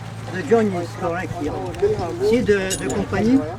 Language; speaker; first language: English; non-native, learner; French